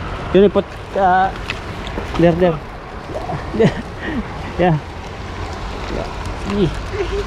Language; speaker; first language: English; non-native, local second language; Filipino